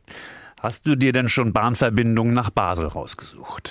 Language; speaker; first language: German; native; German